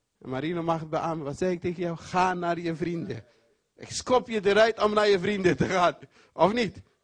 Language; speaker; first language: Dutch; non-native, fluent; Papiamento